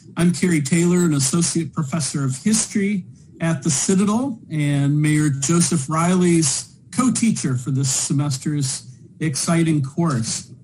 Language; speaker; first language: English; native; English